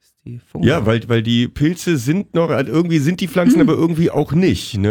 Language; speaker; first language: German; native; German